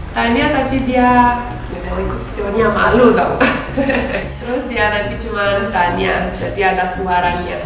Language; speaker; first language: Indonesian; non-native, learner; Romanian